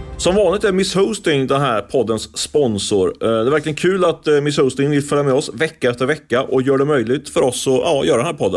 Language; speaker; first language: Swedish; native; Swedish